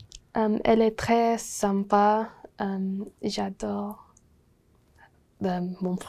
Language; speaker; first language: French; non-native, learner; English